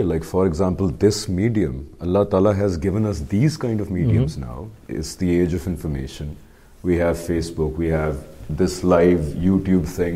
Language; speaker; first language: English; non-native, local second language; Urdu